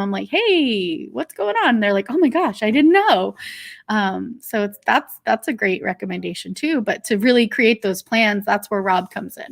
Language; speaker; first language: English; native; English